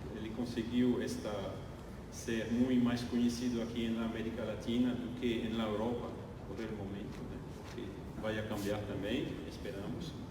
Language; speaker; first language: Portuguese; non-native, learner; French